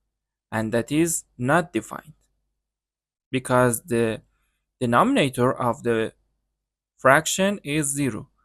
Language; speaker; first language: English; non-native, learner; Persian